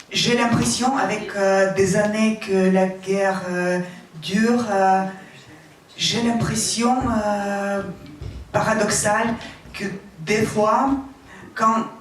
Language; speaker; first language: French; non-native, fluent; Russian